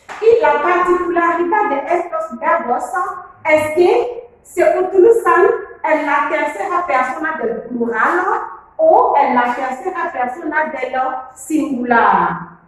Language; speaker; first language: Spanish; non-native, fluent; French